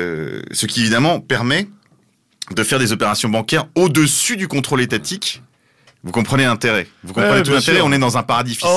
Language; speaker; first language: French; native; French